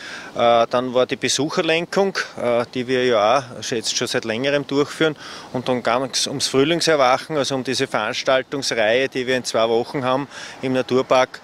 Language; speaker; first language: German; native; German